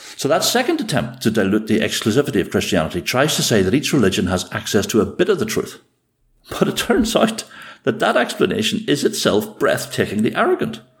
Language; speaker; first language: English; native; English